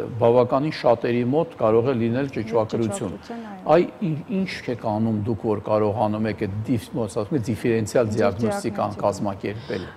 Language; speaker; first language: Armenian; native; Armenian